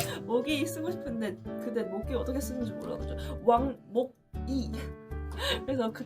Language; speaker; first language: Korean; non-native, learner; Chinese